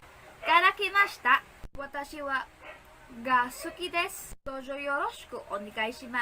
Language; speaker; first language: Japanese; non-native, learner; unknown